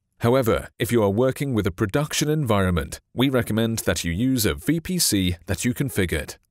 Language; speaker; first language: English; non-native, fluent; Chinese